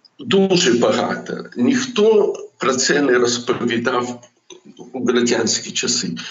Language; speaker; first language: Ukrainian; non-native, local second language; Russian